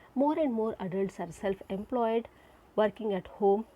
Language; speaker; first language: English; non-native, local second language; Kannada